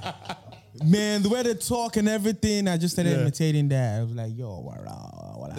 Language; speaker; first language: English; non-native, local second language; Igbo